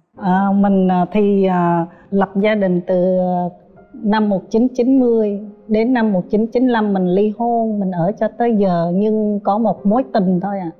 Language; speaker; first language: Vietnamese; native; Vietnamese